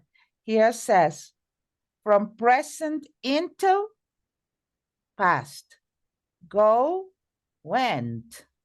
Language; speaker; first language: English; non-native, fluent; Spanish